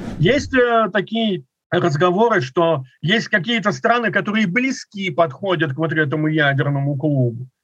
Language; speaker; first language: Russian; native; Russian